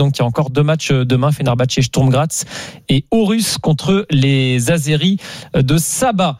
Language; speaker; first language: French; native; French